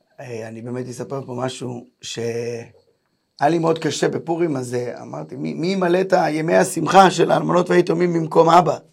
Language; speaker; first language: Hebrew; native; Hebrew